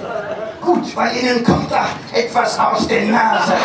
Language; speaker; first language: German; non-native, fluent; English